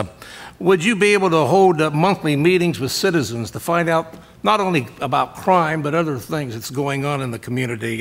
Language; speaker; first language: English; native; English